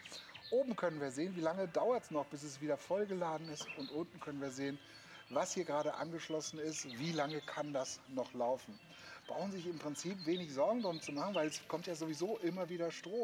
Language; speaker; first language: German; native; German